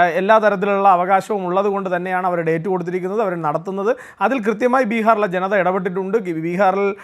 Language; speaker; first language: Malayalam; native; Malayalam